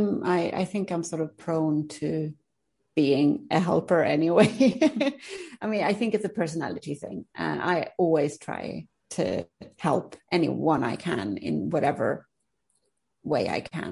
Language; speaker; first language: English; non-native, fluent; Swedish